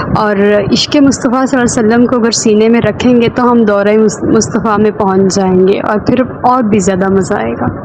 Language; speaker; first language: Urdu; native; Urdu